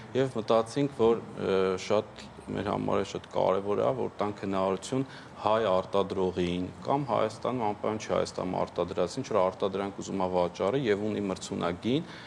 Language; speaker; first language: Armenian; native; Armenian